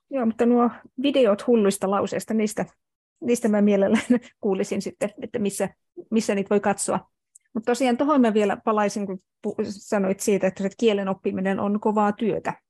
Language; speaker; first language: Finnish; native; Finnish